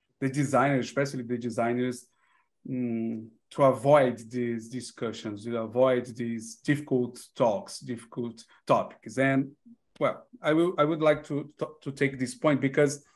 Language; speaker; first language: English; non-native, learner; Portuguese